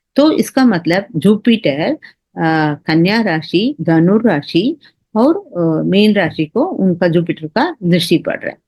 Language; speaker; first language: Hindi; non-native, local second language; Tamil